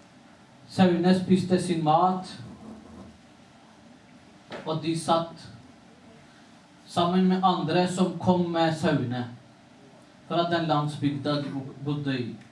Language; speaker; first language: Norwegian; non-native, local second language; Urdu